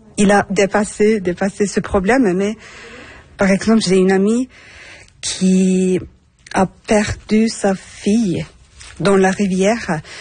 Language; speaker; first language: French; non-native, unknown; Turkish